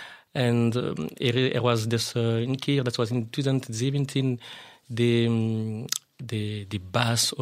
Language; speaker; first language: Dutch; non-native, fluent; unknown